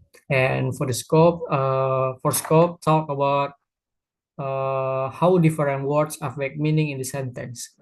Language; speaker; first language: English; non-native, learner; Indonesian